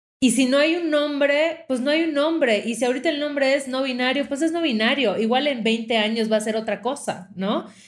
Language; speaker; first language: Spanish; native; Spanish